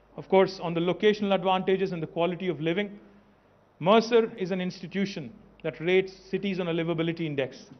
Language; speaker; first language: English; non-native, local second language; Telugu